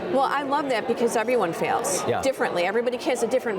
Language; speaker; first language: English; native; English